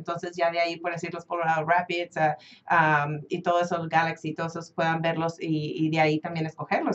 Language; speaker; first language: Spanish; early bilingual, heritage; Spanish